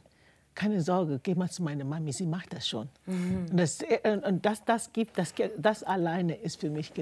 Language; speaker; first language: German; non-native, fluent; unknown